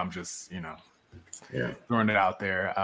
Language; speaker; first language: English; native; English